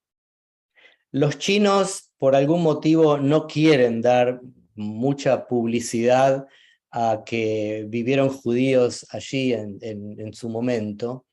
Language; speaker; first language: Spanish; native; Spanish